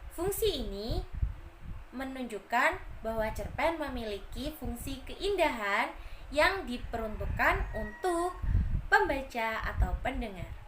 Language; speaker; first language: Indonesian; native; Indonesian